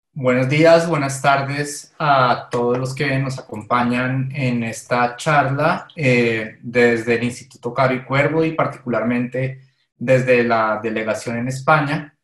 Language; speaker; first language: Spanish; native; Spanish